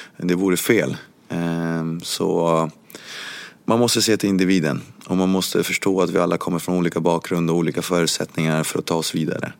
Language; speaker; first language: Swedish; early bilingual, other home language; Spanish